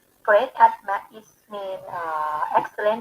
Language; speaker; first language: English; non-native, learner; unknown